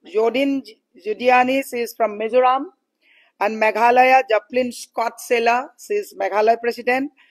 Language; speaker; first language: English; non-native, local second language; Assamese